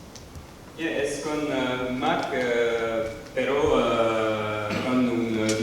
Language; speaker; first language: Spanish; non-native, learner; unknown